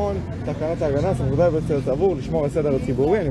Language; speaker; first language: Hebrew; native; Hebrew